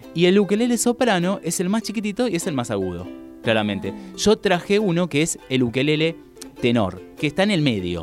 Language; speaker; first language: Spanish; native; Spanish